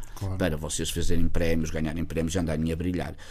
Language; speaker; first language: Portuguese; native; Portuguese